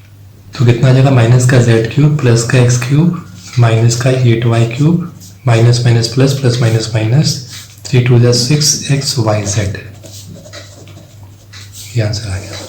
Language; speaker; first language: Hindi; native; Hindi